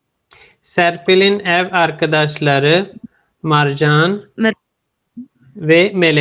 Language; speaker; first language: Turkish; non-native, fluent; Urdu